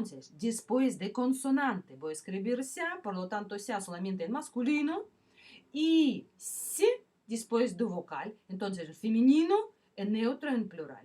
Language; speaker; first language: Spanish; non-native, fluent; Russian